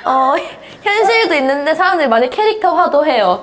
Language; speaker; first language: Korean; native; Korean